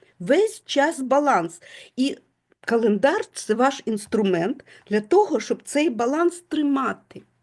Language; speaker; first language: Ukrainian; non-native, local second language; Russian